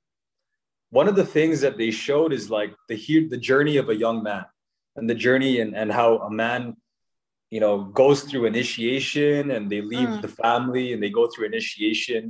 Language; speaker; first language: English; native; English